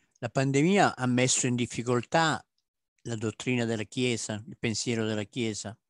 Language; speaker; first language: Italian; native; Italian